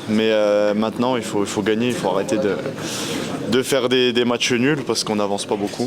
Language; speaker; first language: French; native; French